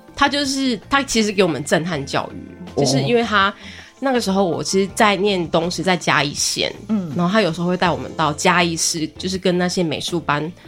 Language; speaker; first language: Chinese; native; Chinese